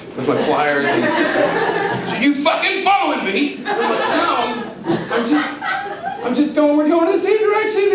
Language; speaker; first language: English; native; English